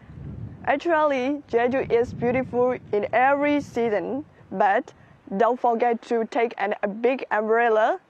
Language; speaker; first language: English; non-native, fluent; Burmese